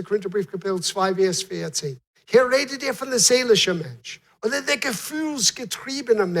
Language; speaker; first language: German; non-native, fluent; English